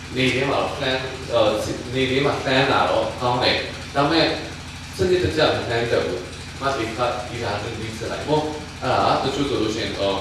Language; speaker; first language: Burmese; non-native, local second language; Hakha Chin